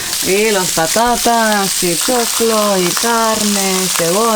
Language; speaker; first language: Spanish; non-native, learner; English